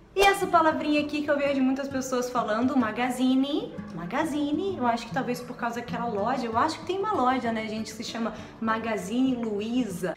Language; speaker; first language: Portuguese; native; Portuguese